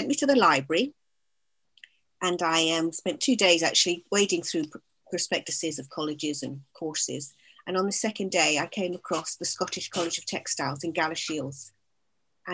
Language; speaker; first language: English; native; English